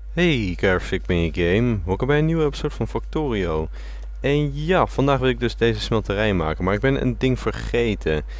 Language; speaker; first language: Dutch; native; Dutch